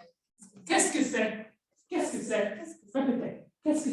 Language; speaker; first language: French; non-native, fluent; English